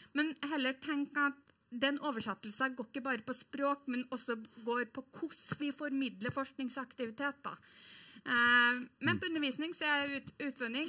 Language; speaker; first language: Norwegian; native; Norwegian